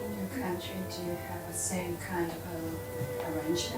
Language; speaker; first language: English; non-native, learner; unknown